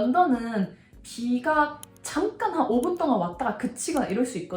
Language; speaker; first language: Korean; native; Korean